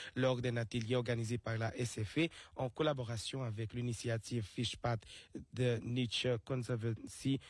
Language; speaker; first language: French; non-native, local second language; Seselwa Creole French